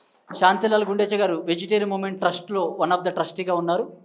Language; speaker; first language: Telugu; native; Telugu